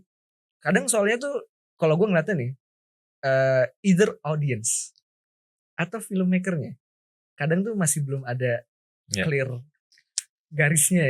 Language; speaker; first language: Indonesian; native; Indonesian